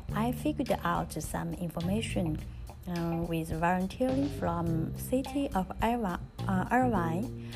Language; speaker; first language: English; non-native, learner; Chinese